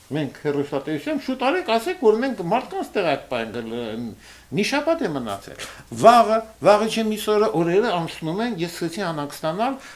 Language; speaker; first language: Armenian; early bilingual, heritage; Armenian